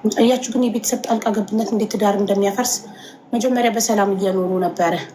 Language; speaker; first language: Amharic; native; Amharic